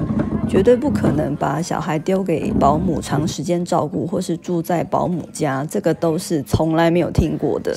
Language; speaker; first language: Chinese; native; Chinese